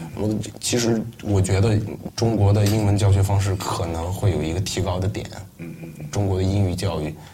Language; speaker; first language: Chinese; non-native, local second language; Uyghur